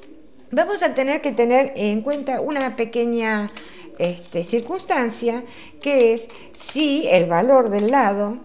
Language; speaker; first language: Spanish; native; Spanish